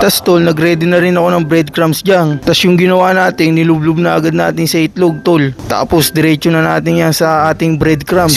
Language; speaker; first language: Filipino; native; Filipino